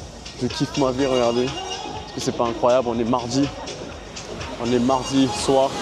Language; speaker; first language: French; native; French